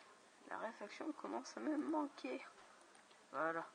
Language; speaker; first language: French; native; French